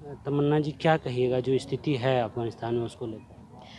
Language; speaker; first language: Hindi; native; Hindi